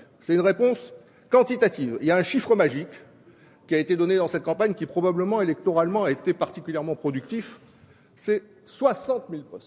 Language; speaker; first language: French; native; French